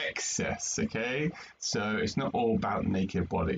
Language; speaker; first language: English; native; English